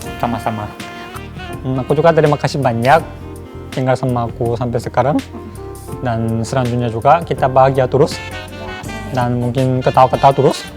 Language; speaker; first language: Indonesian; non-native, fluent; Korean